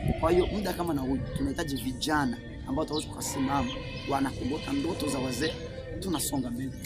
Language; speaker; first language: Swahili; non-native, local second language; Rundi